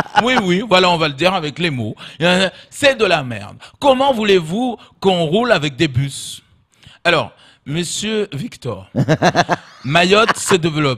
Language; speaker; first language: French; native; French